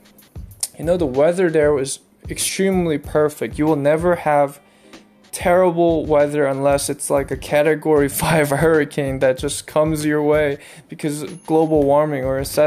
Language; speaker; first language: English; non-native, local second language; Korean